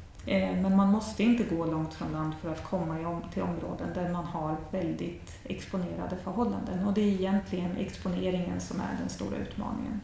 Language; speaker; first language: Swedish; native; Swedish